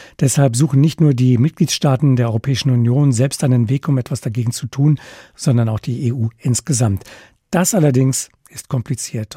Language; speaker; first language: German; native; German